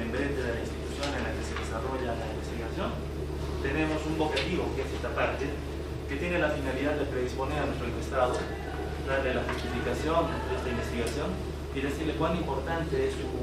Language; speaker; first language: Spanish; native; Spanish